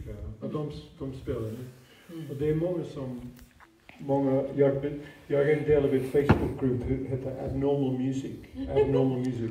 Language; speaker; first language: Swedish; non-native, fluent; English